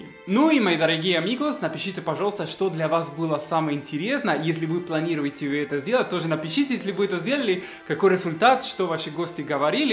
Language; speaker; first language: Russian; non-native, fluent; Spanish